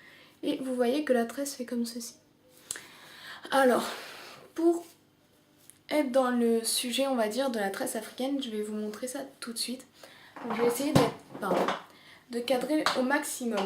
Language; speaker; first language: French; native; French